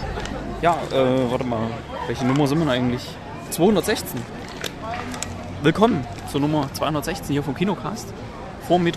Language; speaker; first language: German; native; German